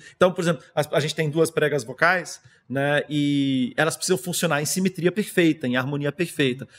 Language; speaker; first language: Portuguese; non-native, fluent; German